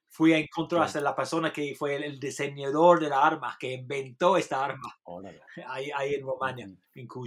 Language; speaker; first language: Spanish; non-native, fluent; English